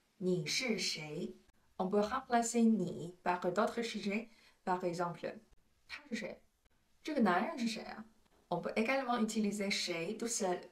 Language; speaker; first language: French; non-native, fluent; Chinese